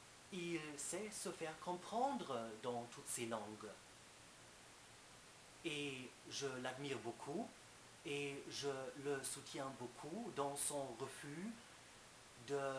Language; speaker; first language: French; non-native, fluent; German